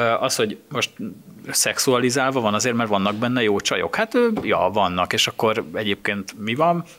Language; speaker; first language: Hungarian; native; Hungarian